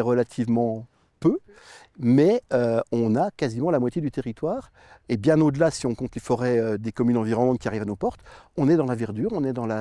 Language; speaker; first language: French; native; French